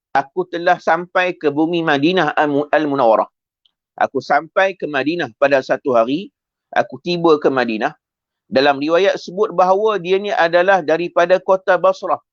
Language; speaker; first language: Malay; native; Malay